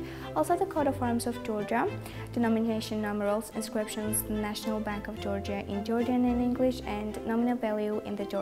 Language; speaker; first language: English; non-native, learner; Georgian